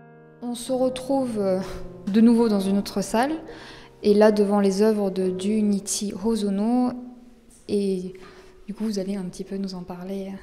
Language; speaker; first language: French; native; French